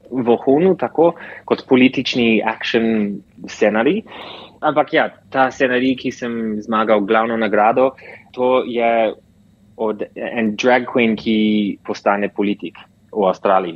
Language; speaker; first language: Slovenian; early bilingual, heritage; English